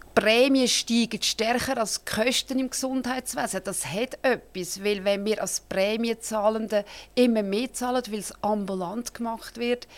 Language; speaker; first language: German; native; German